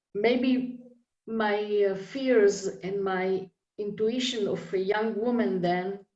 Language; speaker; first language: English; non-native, fluent; Hebrew